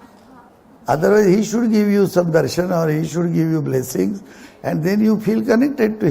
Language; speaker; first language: English; non-native, local second language; Marathi